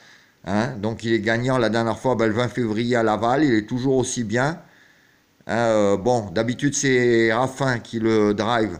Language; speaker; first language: French; native; French